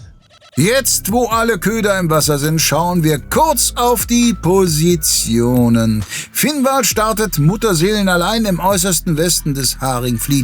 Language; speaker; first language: German; native; German